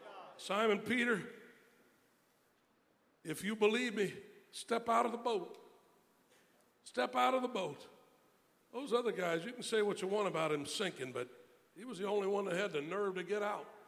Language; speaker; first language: English; native; English